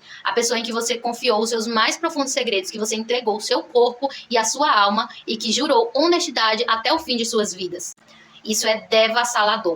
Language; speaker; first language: Portuguese; native; Portuguese